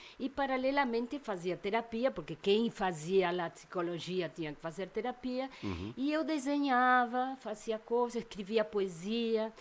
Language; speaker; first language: Portuguese; non-native, fluent; Spanish